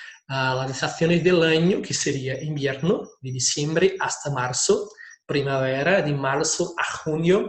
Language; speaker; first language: Spanish; non-native, fluent; Portuguese